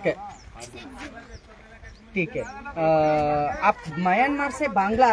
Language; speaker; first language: Hindi; non-native, local second language; Kannada